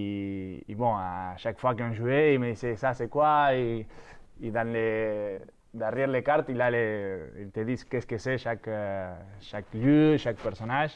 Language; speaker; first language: French; non-native, fluent; Spanish